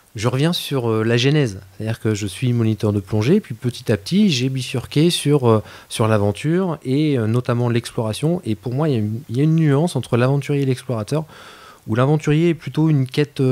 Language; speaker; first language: French; native; French